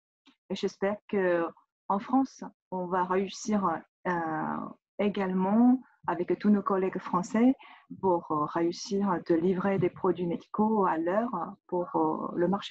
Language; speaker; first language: French; non-native, learner; Chinese